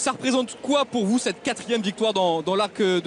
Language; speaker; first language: French; native; French